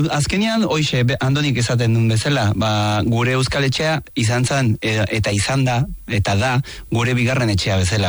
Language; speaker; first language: Basque; non-native, fluent; Spanish